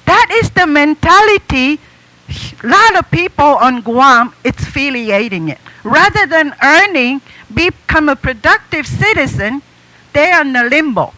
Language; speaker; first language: English; non-native, fluent; Japanese